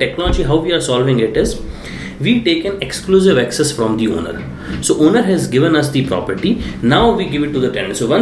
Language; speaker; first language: English; non-native, local second language; Hindi